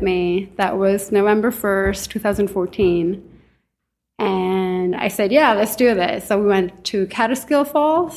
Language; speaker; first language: English; non-native, local second language; Urdu